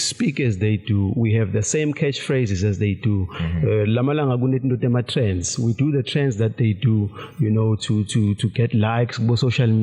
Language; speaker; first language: English; non-native, local second language; Zulu